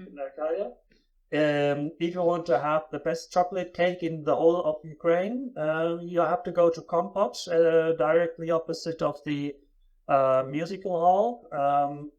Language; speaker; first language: English; non-native, fluent; German